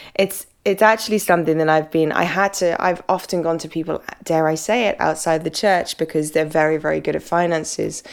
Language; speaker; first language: English; native; English